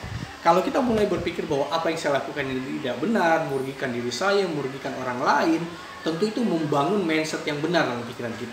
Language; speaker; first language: Indonesian; native; Indonesian